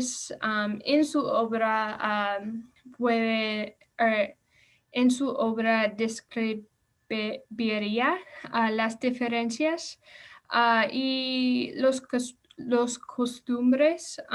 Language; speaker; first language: Spanish; non-native, learner; English